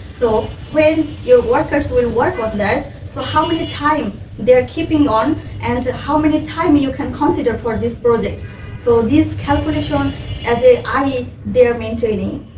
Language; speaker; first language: English; non-native, local second language; Bangla